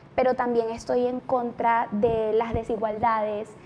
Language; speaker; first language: Spanish; native; Spanish